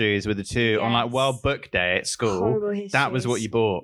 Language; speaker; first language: English; native; English